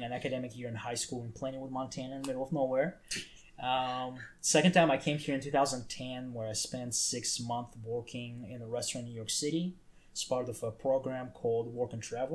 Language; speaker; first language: English; non-native, fluent; Tajik